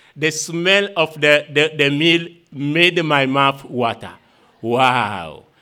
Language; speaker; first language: English; non-native, fluent; Ewe